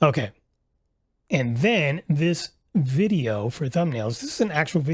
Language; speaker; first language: English; native; English